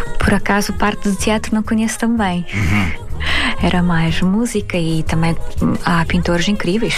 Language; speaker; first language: Portuguese; non-native, fluent; Russian